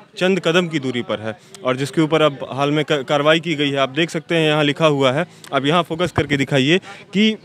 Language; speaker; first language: Hindi; native; Hindi